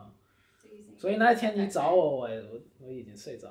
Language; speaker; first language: Chinese; early bilingual, heritage; Chinese